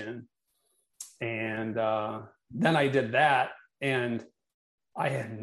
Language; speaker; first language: English; native; English